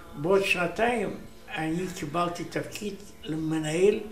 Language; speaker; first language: Hebrew; non-native, learner; Romanian